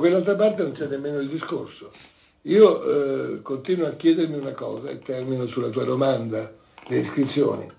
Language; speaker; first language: Italian; native; Italian